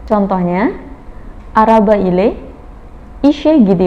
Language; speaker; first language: Turkish; non-native, fluent; Indonesian